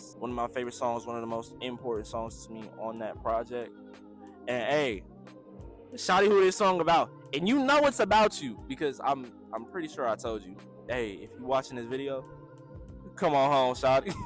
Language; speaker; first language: English; native; English